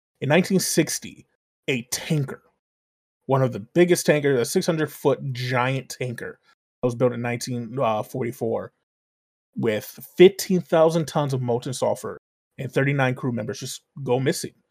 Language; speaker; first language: English; native; English